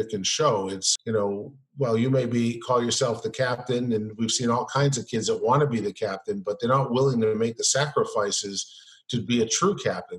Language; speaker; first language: English; native; English